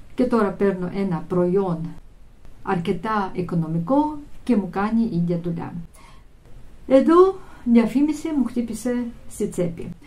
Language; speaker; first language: Greek; non-native, fluent; Russian